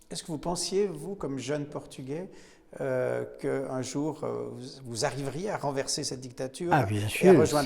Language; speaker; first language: French; native; French